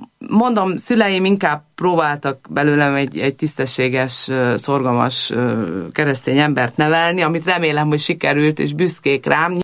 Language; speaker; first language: Hungarian; early bilingual, heritage; Hungarian